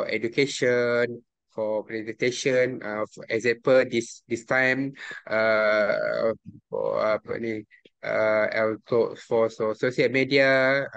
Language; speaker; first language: English; non-native, local second language; Malay